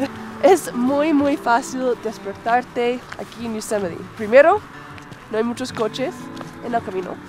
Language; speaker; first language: Spanish; non-native, learner; English